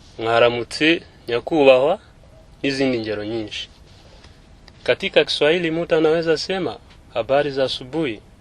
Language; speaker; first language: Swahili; non-native, local second language; Kinyarwanda